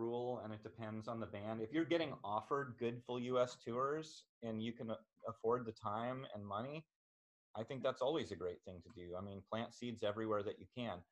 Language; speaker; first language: English; native; English